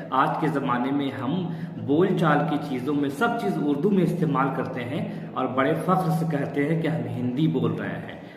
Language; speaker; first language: Urdu; native; Urdu